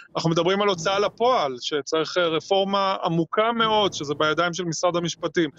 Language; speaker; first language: Hebrew; native; Hebrew